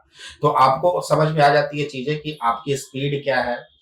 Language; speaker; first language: Hindi; native; Hindi